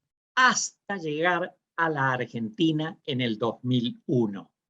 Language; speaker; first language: Spanish; native; Spanish